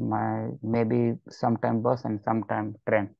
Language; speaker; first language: English; non-native, learner; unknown